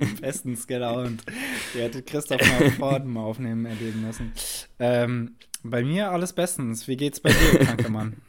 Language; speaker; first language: German; native; German